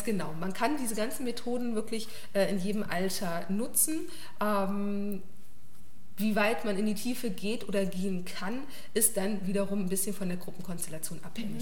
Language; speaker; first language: German; native; German